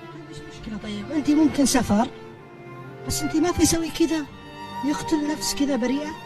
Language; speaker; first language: Arabic; native; Arabic